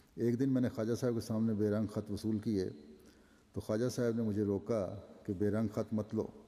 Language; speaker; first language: Urdu; native; Urdu